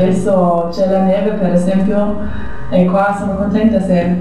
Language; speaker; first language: Italian; non-native, fluent; German